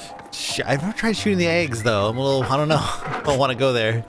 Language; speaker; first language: English; native; English